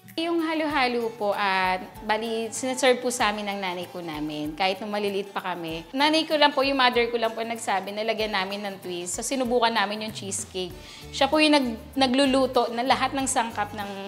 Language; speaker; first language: Filipino; native; Filipino